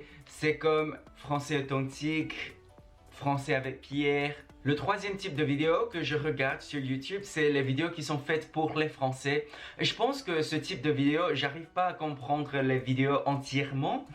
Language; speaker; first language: French; non-native, fluent; Chinese